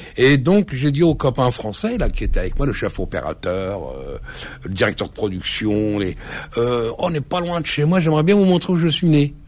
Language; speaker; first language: French; early bilingual, other home language; Arabic